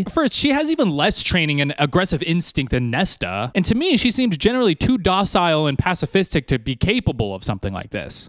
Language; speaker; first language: English; native; English